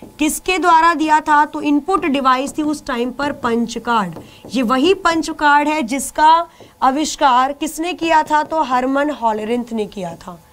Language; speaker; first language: Hindi; native; Hindi